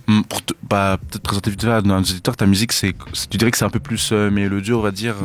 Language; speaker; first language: French; native; French